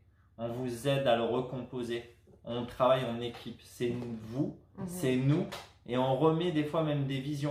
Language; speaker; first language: French; native; French